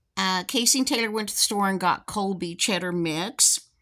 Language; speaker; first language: English; native; English